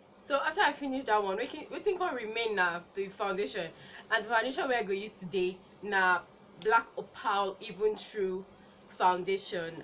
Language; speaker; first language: Nigerian Pidgin; non-native, local second language; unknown